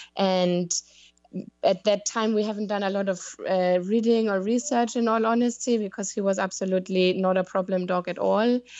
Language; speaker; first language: English; non-native, fluent; German